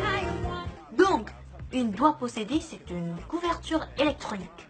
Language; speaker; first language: French; non-native, fluent; Korean